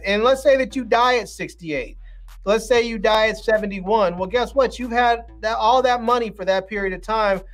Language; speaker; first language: English; native; English